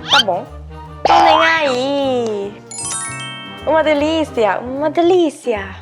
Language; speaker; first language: Portuguese; non-native, fluent; Korean